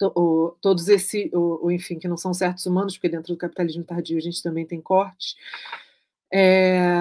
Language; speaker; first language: Portuguese; native; Portuguese